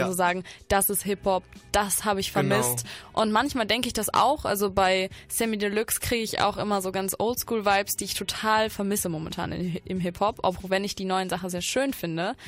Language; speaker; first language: German; native; German